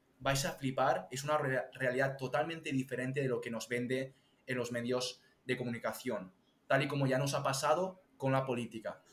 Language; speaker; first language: Spanish; early bilingual, other home language; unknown